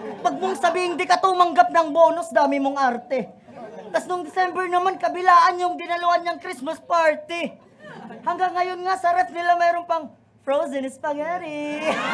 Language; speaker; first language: Filipino; non-native, local second language; Waray